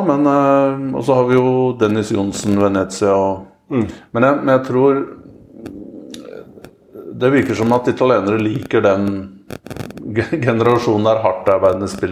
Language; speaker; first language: Norwegian; native; Norwegian